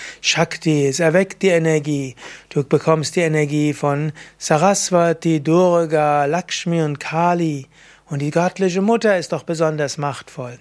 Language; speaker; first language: German; native; German